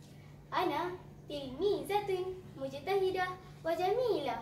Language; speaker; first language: Arabic; non-native, learner; Malay